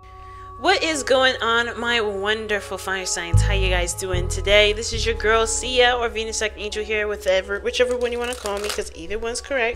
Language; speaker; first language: English; native; English